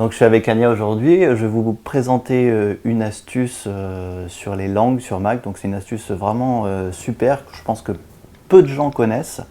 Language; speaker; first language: French; native; French